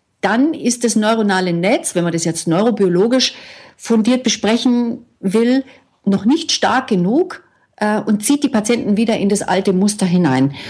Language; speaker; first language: German; native; German